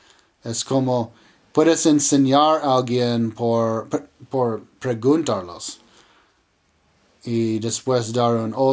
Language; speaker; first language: Spanish; non-native, learner; English